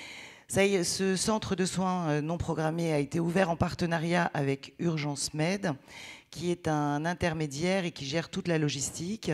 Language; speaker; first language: French; native; French